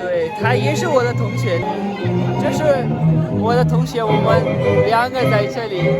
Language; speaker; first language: Chinese; non-native, fluent; Hindi